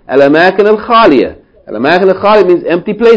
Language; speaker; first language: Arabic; non-native, fluent; English